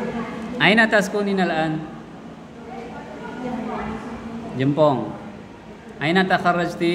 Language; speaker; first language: Arabic; non-native, fluent; Indonesian